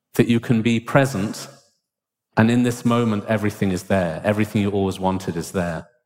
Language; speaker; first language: English; native; English